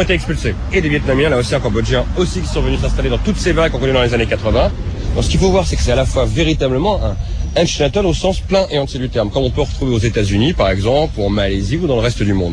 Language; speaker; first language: French; native; French